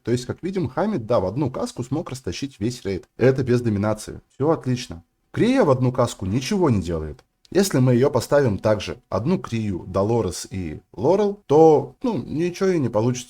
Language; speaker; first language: Russian; native; Russian